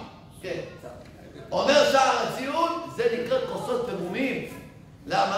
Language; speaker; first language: Hebrew; native; Hebrew